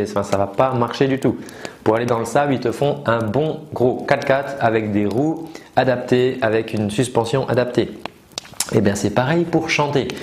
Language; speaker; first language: French; native; French